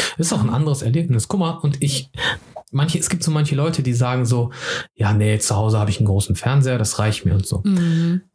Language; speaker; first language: German; early bilingual, other home language; Turkish